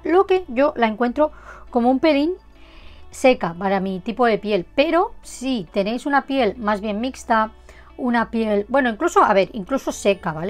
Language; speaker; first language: Spanish; native; Spanish